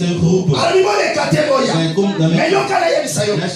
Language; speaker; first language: Dutch; non-native, learner; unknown